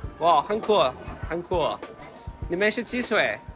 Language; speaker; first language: Chinese; non-native, learner; Turkish